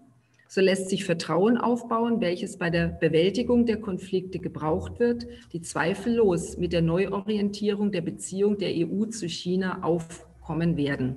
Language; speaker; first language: German; native; German